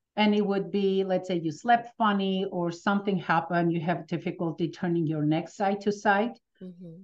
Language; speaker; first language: English; early bilingual, other home language; Armenian